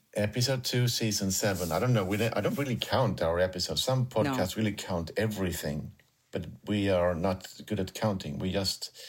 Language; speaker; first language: English; non-native, fluent; Swedish